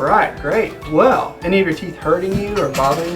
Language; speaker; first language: English; native; English